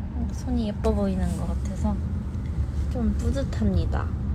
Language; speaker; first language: Korean; early bilingual, heritage; Korean